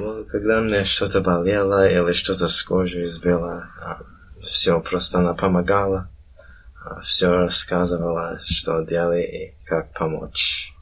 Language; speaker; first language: Russian; early bilingual, heritage; Russian